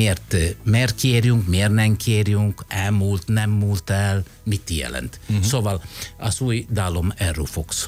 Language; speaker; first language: Hungarian; non-native, fluent; Italian